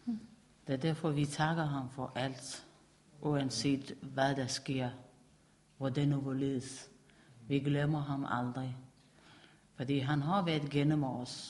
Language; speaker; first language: Danish; non-native, learner; Persian